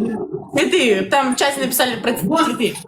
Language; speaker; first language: Russian; native; Russian